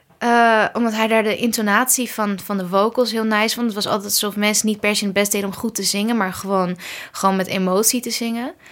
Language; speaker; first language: Dutch; early bilingual, other home language; Kurdish